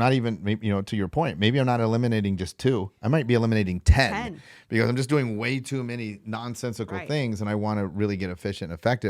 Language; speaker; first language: English; native; English